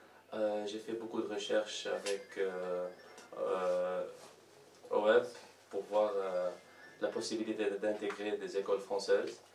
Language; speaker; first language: French; non-native, local second language; Arabic